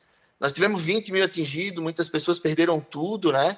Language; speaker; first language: Portuguese; native; Portuguese